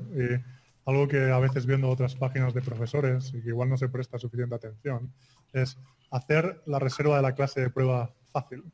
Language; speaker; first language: Spanish; native; Spanish